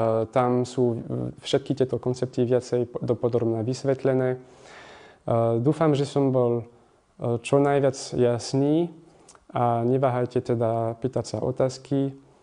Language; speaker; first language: Slovak; non-native, fluent; French